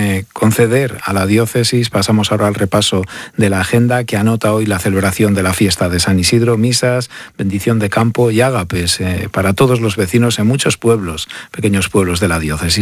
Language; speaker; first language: Spanish; native; Spanish